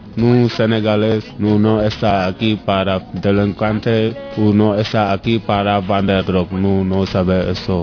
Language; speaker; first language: Spanish; non-native, learner; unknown